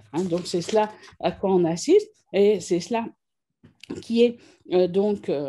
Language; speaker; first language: French; native; French